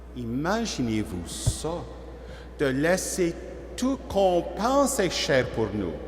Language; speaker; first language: French; non-native, learner; English